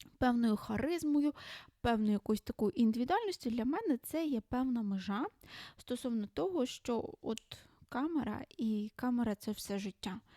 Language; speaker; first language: Ukrainian; non-native, local second language; Russian